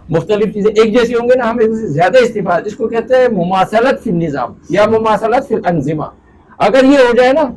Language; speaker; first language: Urdu; non-native, local second language; Pashto